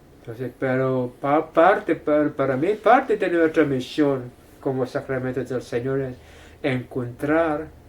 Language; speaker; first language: Spanish; non-native, fluent; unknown